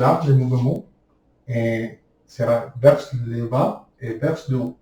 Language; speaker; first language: French; non-native, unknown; Spanish